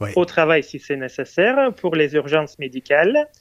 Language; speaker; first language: French; non-native, fluent; Russian